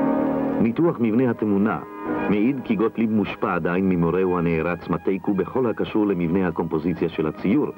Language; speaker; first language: Hebrew; native; Hebrew